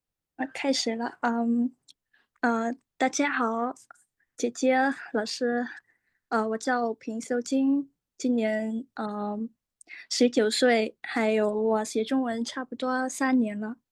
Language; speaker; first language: Chinese; non-native, learner; Khmer